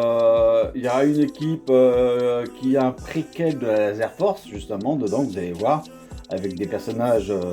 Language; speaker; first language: French; native; French